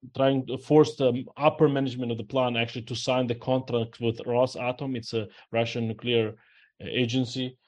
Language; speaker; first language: English; non-native, fluent; Ukrainian